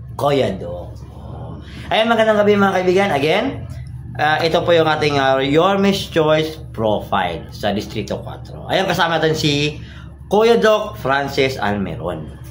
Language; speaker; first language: Filipino; native; Filipino